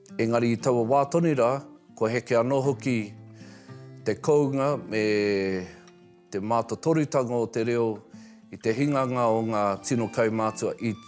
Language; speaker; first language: Māori; non-native, local second language; English